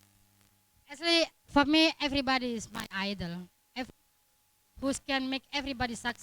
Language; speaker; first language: English; non-native, learner; Indonesian